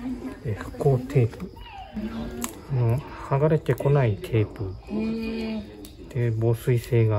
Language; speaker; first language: Japanese; native; Japanese